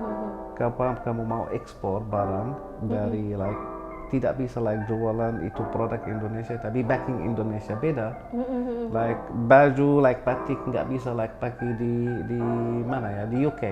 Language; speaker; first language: Indonesian; non-native, learner; Arabic